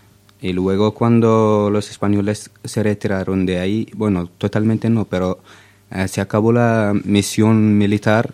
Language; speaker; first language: Spanish; non-native, fluent; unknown